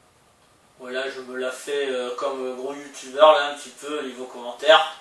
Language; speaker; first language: French; native; French